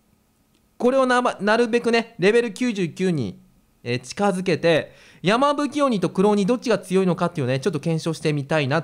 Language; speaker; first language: Japanese; native; Japanese